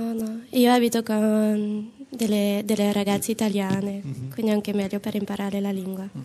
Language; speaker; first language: Italian; non-native, fluent; French